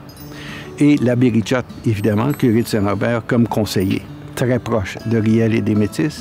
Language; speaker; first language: French; native; French